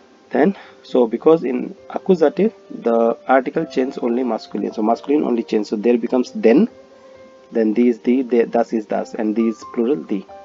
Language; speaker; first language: English; non-native, local second language; Hindi